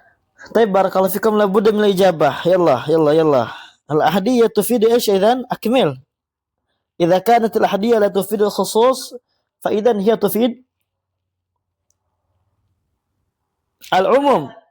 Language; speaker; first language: Arabic; non-native, fluent; Indonesian